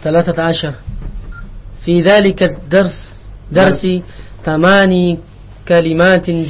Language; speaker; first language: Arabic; non-native, learner; Indonesian